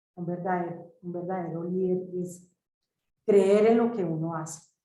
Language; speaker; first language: Spanish; native; Spanish